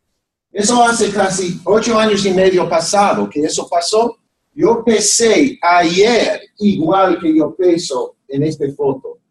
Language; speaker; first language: Spanish; non-native, fluent; English